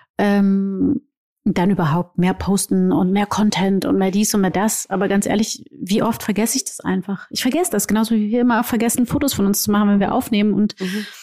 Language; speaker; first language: German; early bilingual, other home language; Portuguese